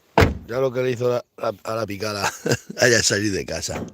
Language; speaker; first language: Spanish; native; Spanish